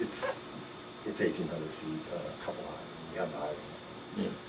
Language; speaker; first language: English; native; English